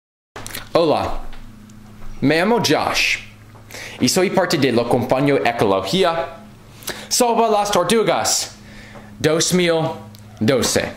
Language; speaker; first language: Spanish; non-native, learner; English